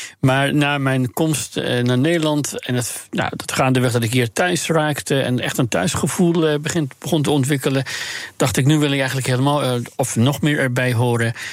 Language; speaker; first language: Dutch; non-native, fluent; Persian